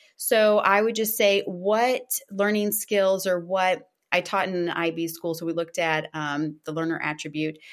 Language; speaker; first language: English; non-native, fluent; Portuguese